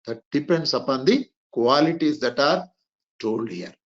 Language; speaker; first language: English; non-native, local second language; Telugu